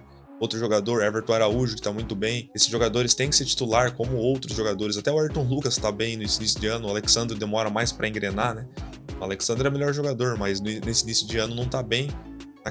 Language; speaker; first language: Portuguese; native; Portuguese